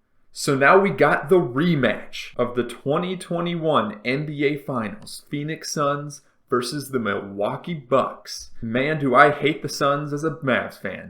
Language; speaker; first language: English; native; English